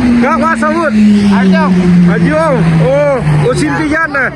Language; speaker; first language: Russian; non-native, learner; Lao